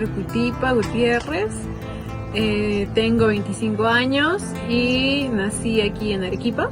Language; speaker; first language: Spanish; native; Spanish